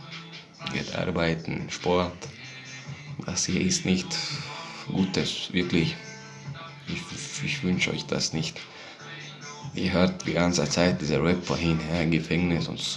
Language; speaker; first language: German; non-native, fluent; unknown